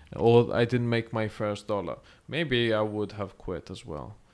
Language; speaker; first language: English; non-native, fluent; Greek